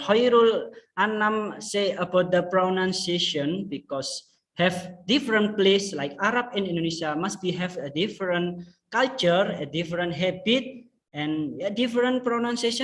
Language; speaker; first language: English; non-native, fluent; Indonesian